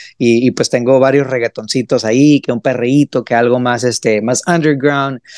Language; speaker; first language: Spanish; early bilingual, heritage; Spanish